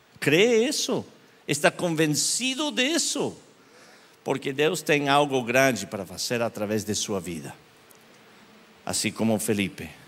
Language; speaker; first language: Portuguese; non-native, learner; English